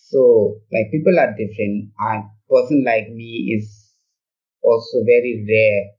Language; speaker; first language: English; non-native, local second language; Manipuri